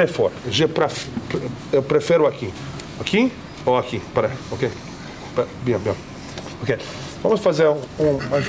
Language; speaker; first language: Portuguese; non-native, learner; English